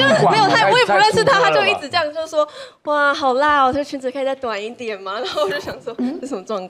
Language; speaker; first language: Chinese; native; Chinese